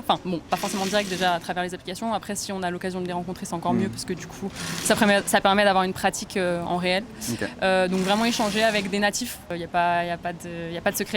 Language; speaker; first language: French; native; French